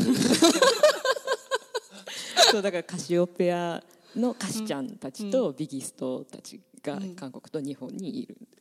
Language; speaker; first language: Japanese; native; Japanese